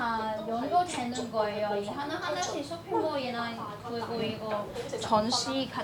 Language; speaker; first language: Korean; non-native, learner; Cantonese